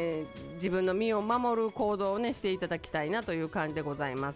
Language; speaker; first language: Japanese; native; Japanese